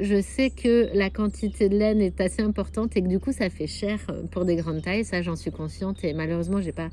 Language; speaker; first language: French; native; French